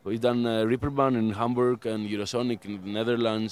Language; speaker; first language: English; non-native, fluent; Greek